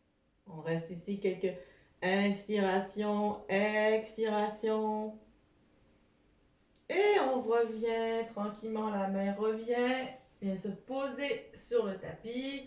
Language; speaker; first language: French; native; French